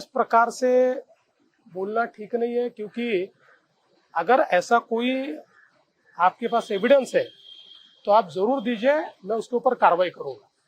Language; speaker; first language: Hindi; non-native, local second language; Marathi